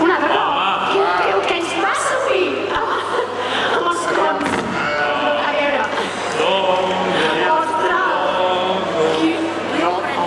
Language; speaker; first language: Catalan; native; Catalan